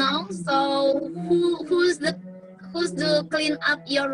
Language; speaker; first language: English; non-native, learner; Indonesian